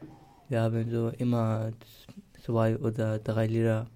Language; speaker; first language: German; non-native, learner; Turkish